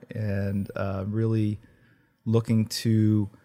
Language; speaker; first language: English; early bilingual, other home language; Korean